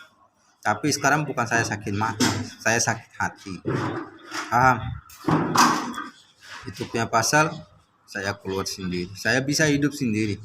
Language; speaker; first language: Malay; non-native, learner; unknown